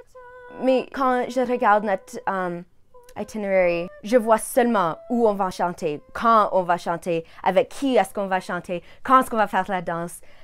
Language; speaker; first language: French; non-native, local second language; English